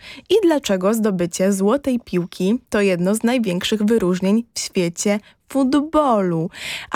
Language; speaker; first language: Polish; native; Polish